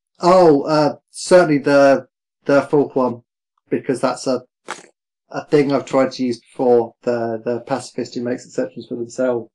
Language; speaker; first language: English; native; English